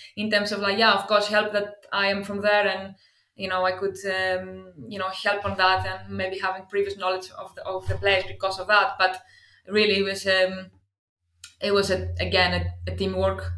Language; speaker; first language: English; non-native, fluent; Greek